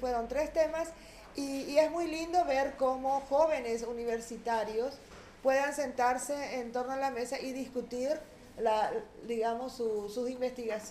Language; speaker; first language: Spanish; native; Spanish